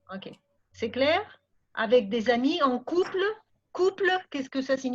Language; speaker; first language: French; non-native, fluent; Spanish